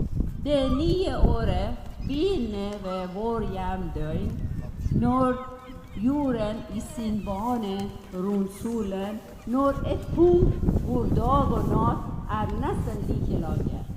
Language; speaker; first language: Norwegian; non-native, fluent; Persian